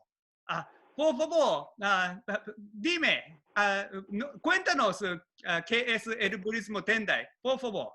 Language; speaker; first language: Spanish; non-native, learner; Japanese